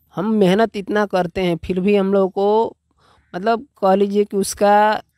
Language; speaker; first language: Hindi; native; Hindi